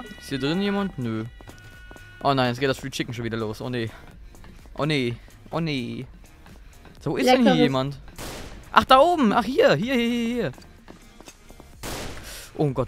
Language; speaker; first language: German; native; German